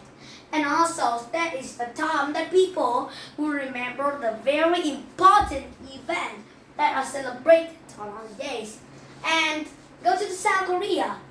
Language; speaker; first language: English; non-native, learner; Vietnamese